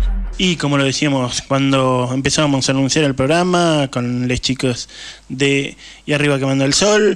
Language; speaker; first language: Spanish; native; Spanish